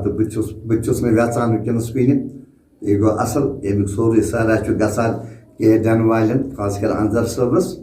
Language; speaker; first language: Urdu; non-native, local second language; Kashmiri